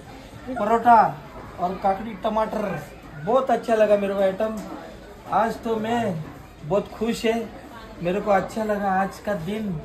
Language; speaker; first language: Hindi; non-native, local second language; Marathi